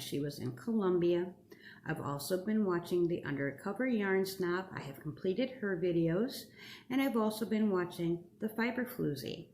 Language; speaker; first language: English; native; English